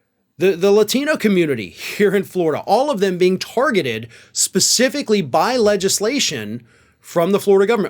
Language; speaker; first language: English; native; English